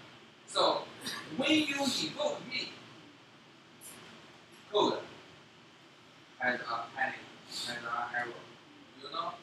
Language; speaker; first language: English; non-native, learner; Chinese